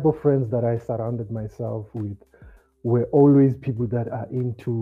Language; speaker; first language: English; non-native, local second language; Xhosa